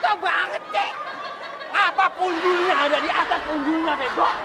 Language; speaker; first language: Indonesian; native; Indonesian